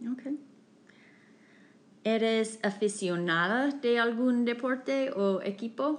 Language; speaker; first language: Spanish; non-native, fluent; English